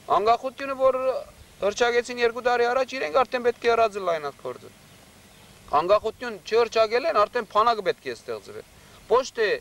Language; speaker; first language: Armenian; early bilingual, heritage; Armenian